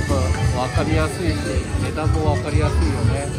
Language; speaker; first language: Japanese; native; Japanese